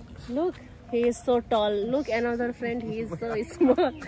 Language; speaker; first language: English; non-native, learner; Nepali